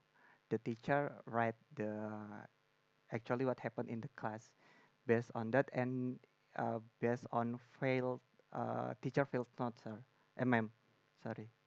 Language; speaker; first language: English; non-native, learner; Indonesian